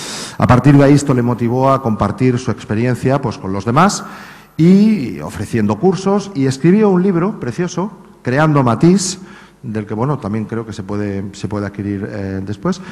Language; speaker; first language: Spanish; native; Spanish